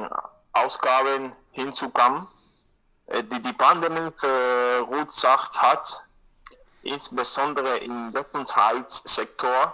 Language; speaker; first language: German; non-native, learner; Spanish